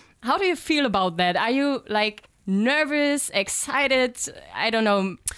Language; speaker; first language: English; non-native, fluent; German